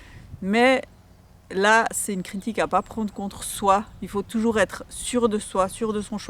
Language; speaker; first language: French; native; French